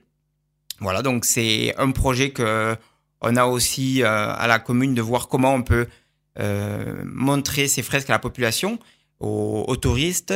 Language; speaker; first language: French; native; French